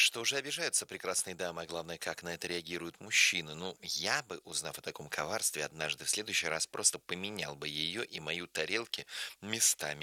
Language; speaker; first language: Russian; native; Russian